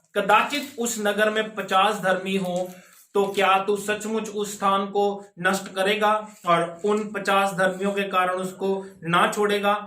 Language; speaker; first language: Hindi; non-native, local second language; Punjabi